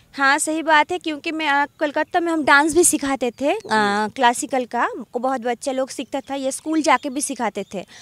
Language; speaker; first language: Hindi; non-native, local second language; Bangla